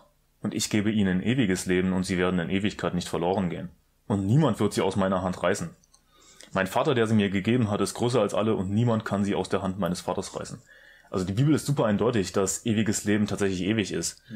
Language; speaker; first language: German; native; German